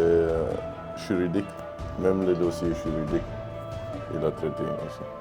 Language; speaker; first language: French; non-native, fluent; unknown